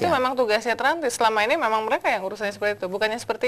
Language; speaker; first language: Indonesian; native; Indonesian